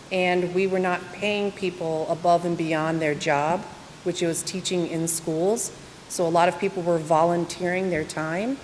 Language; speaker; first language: English; native; English